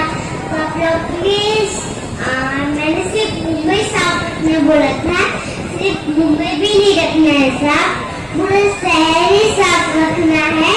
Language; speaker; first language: Hindi; non-native, local second language; Nepali